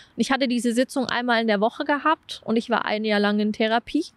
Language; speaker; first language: German; native; German